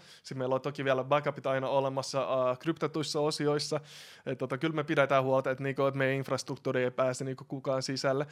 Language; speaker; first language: Finnish; early bilingual, other home language; Russian